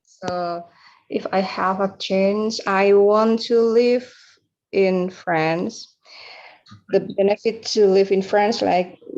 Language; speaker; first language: English; non-native, learner; Indonesian